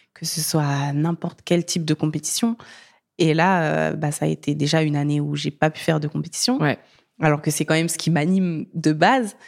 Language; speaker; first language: French; early bilingual, other home language; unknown